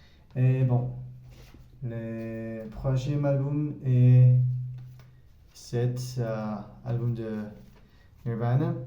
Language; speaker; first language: French; non-native, learner; Spanish